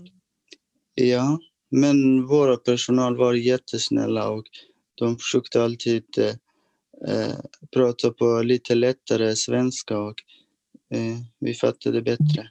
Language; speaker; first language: Swedish; non-native, fluent; Persian